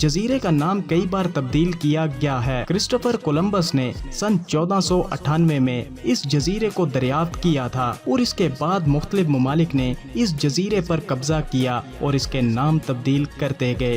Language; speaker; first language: Urdu; native; Urdu